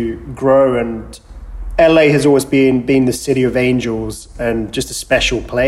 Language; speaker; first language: English; native; English